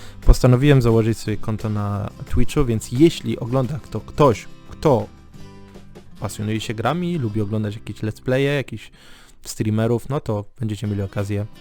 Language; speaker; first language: Polish; native; Polish